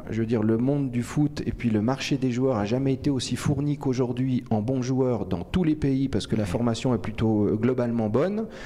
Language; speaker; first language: French; native; French